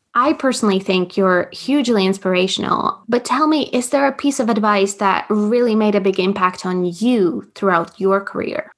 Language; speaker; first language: English; non-native, fluent; Latvian